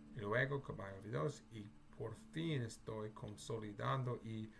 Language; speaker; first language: Spanish; non-native, learner; English